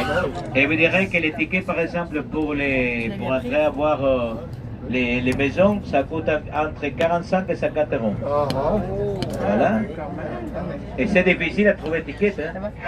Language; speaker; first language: French; non-native, fluent; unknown